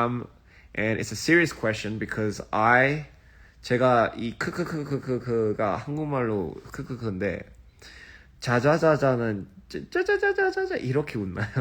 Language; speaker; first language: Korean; early bilingual, heritage; English